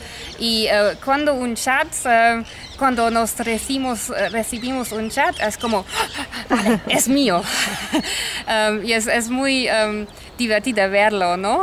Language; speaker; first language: Spanish; non-native, fluent; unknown